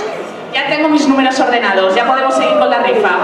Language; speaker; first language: Spanish; native; Spanish